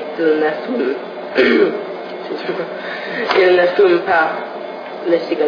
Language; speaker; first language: French; non-native, learner; English